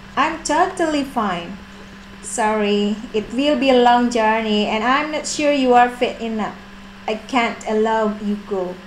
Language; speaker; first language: English; non-native, fluent; Indonesian